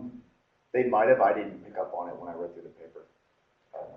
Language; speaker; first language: English; native; English